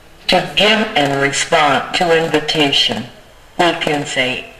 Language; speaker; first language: English; non-native, learner; Indonesian